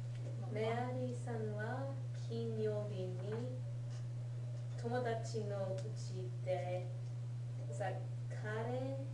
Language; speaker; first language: Japanese; non-native, learner; English